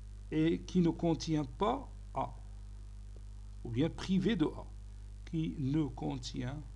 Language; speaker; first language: French; non-native, local second language; Arabic